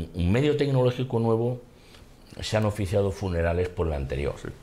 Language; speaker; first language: Spanish; non-native, local second language; Catalan